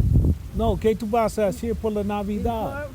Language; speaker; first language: Spanish; non-native, learner; English